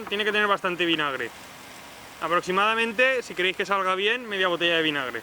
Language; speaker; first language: Spanish; native; Spanish